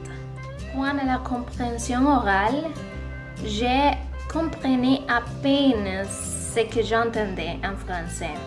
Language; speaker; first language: French; non-native, learner; Spanish